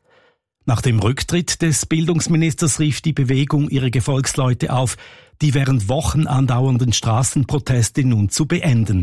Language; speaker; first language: German; native; German